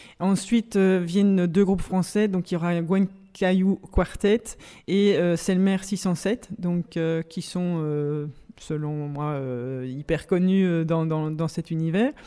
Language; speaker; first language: French; native; French